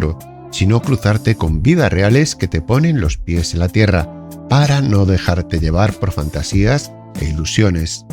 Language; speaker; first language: Spanish; native; Spanish